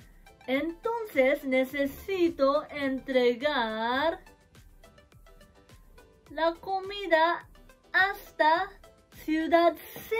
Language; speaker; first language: Spanish; non-native, learner; Japanese